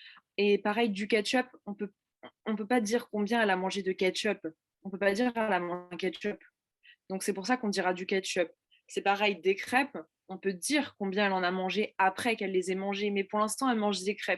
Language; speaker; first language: French; native; French